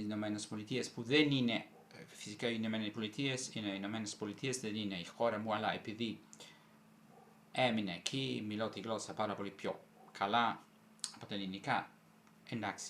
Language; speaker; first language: Greek; non-native, fluent; Italian